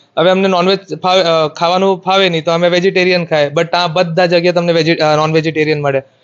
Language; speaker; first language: Gujarati; non-native, local second language; Marathi